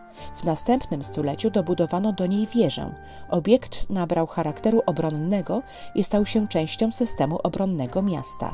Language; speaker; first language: Polish; native; Polish